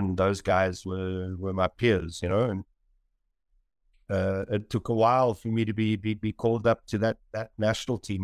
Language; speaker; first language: English; native; English